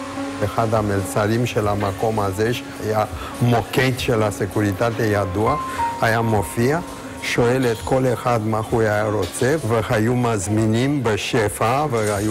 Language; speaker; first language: Hebrew; non-native, fluent; Romanian